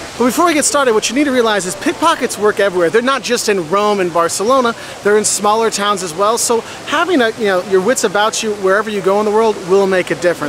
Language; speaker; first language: English; native; English